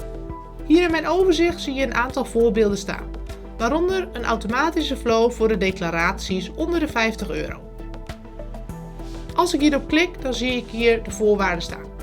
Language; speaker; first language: Dutch; native; Dutch